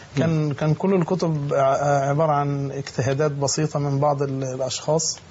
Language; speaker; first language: Arabic; native; Arabic